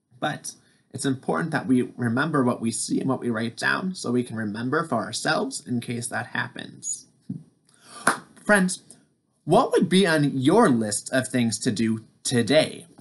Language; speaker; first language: English; native; English